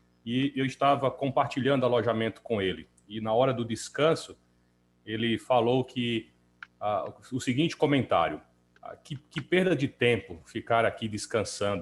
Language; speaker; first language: Portuguese; native; Portuguese